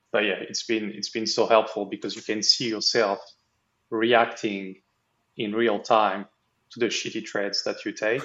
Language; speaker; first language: English; non-native, fluent; French